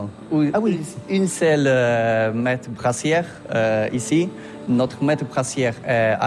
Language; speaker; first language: French; non-native, learner; Polish